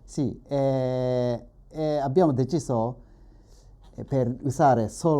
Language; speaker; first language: Italian; non-native, learner; Japanese